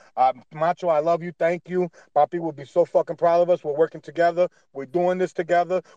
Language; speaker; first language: Spanish; early bilingual, heritage; Spanish